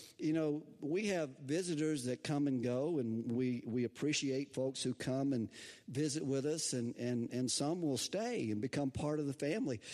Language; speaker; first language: English; native; English